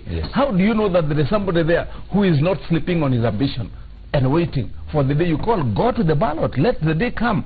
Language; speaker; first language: English; non-native, local second language; Kikuyu